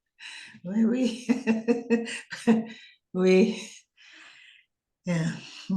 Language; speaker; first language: French; non-native, learner; English